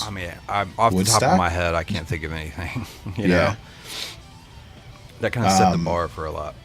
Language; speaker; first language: English; native; English